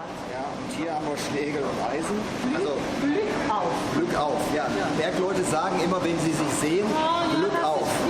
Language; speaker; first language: German; native; German